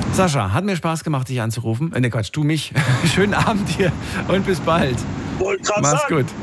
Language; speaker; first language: German; native; German